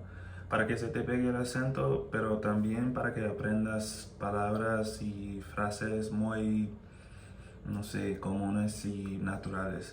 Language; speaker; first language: Spanish; non-native, fluent; English